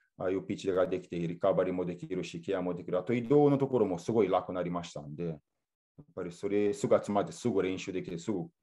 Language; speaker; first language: Japanese; non-native, fluent; Portuguese